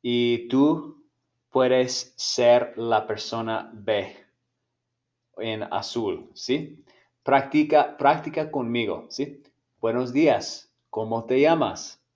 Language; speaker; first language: Spanish; non-native, fluent; English